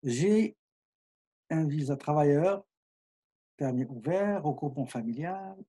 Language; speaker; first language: French; non-native, local second language; Arabic